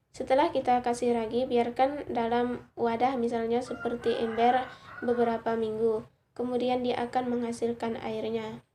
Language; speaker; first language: Indonesian; non-native, local second language; Iban